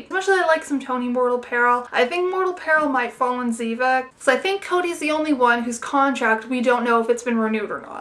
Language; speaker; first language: English; native; English